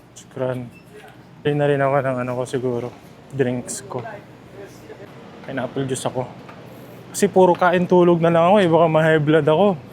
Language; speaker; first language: Filipino; non-native, local second language; Iloko